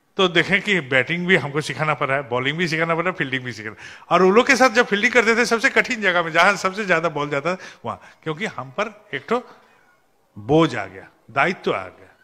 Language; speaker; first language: Hindi; non-native, local second language; Bangla